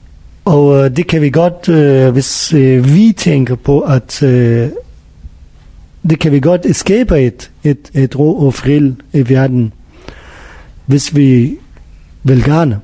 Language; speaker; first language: Danish; non-native, learner; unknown